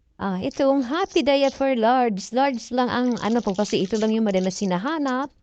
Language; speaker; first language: Filipino; non-native, local second language; Cebuano